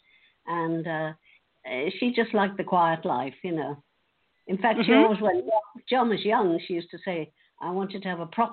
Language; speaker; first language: English; native; English